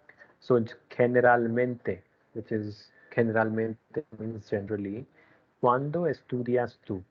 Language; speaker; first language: Spanish; non-native, learner; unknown